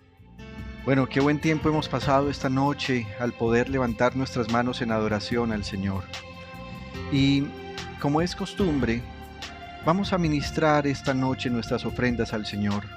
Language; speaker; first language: Spanish; native; Spanish